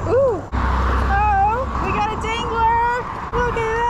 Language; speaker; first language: English; native; English